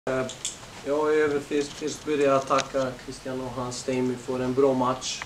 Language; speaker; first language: Swedish; non-native, learner; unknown